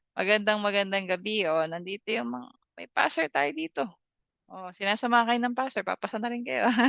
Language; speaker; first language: Filipino; native; Filipino